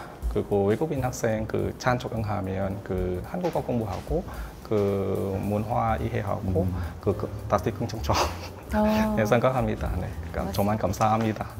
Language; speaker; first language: Korean; non-native, learner; Vietnamese